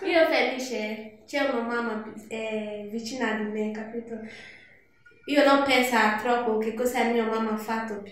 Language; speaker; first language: Italian; non-native, learner; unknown